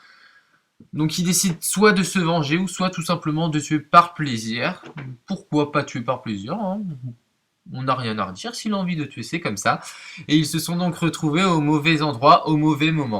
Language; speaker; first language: French; native; French